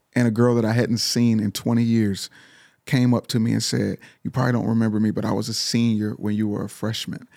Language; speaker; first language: English; native; English